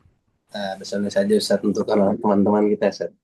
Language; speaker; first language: Indonesian; native; Indonesian